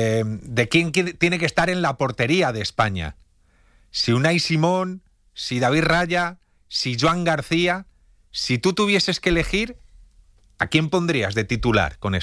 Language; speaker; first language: Spanish; native; Spanish